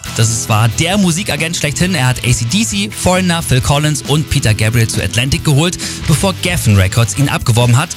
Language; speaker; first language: German; native; German